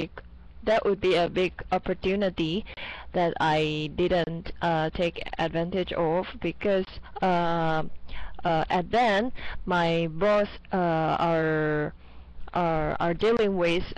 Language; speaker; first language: English; non-native, fluent; Chinese